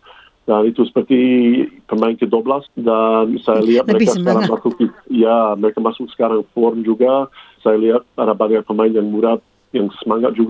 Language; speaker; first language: Indonesian; non-native, fluent; English